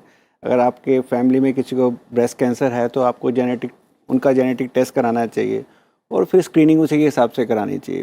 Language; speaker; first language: Hindi; native; Hindi